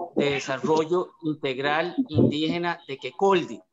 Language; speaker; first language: Spanish; native; Spanish